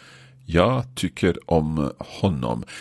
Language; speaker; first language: Swedish; non-native, learner; English